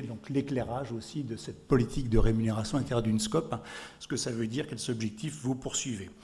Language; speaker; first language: French; native; French